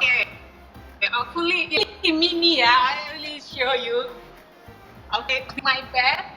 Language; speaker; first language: English; non-native, learner; Indonesian